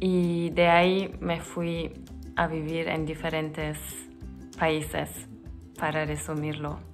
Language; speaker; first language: Spanish; non-native, fluent; Turkish